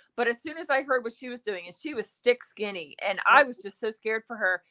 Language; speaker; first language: English; native; English